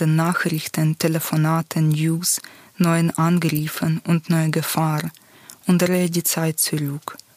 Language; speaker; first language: German; non-native, fluent; Ukrainian